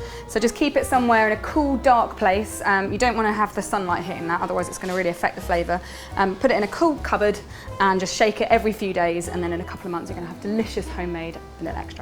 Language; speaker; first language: English; native; English